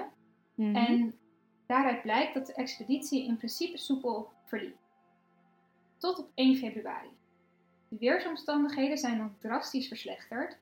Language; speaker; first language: Dutch; native; Dutch